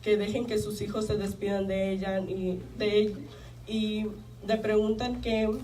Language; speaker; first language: Spanish; early bilingual, heritage; Spanish